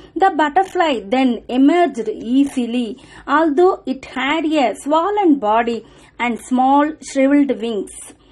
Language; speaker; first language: English; non-native, local second language; Tamil